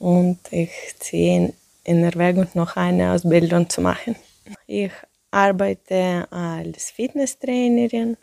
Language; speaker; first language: German; non-native, fluent; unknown